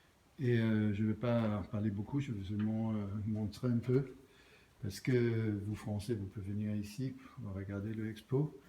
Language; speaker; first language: French; non-native, learner; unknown